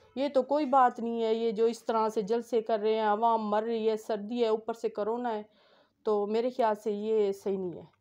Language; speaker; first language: Urdu; non-native, local second language; Saraiki